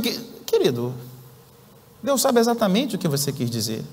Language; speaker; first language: Portuguese; native; Portuguese